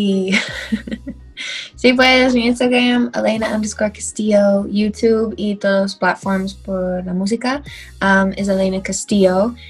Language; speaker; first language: Spanish; non-native, learner; English